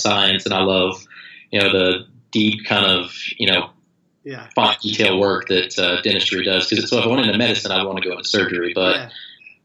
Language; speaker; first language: English; native; English